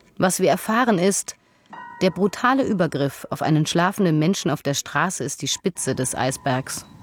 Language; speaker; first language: German; native; German